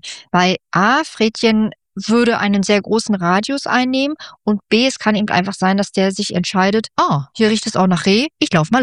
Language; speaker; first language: German; native; German